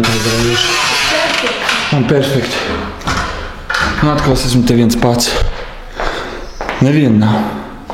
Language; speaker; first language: Latvian; native; Latvian